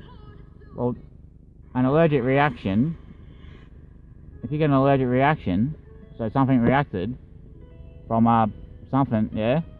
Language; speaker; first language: English; native; English